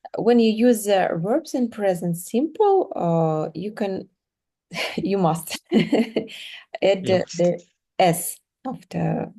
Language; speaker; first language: English; non-native, fluent; Russian